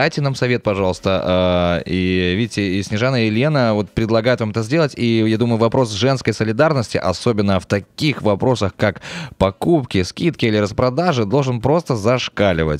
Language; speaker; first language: Russian; native; Russian